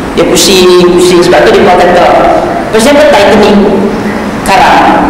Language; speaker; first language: Malay; native; Malay